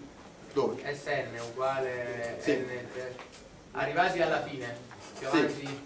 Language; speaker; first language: Italian; native; Italian